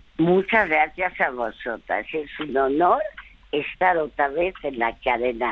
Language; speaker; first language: Spanish; early bilingual, other home language; French